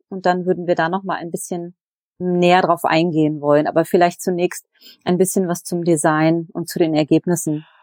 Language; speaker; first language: German; native; German